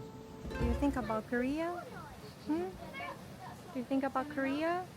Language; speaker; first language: English; non-native, learner; Korean